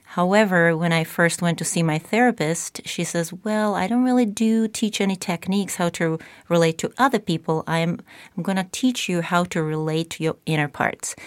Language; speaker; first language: English; non-native, fluent; Czech